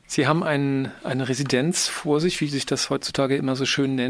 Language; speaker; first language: German; native; German